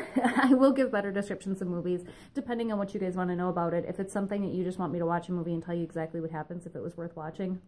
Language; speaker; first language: English; native; English